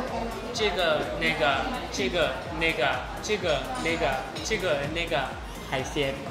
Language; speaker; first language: Chinese; non-native, learner; English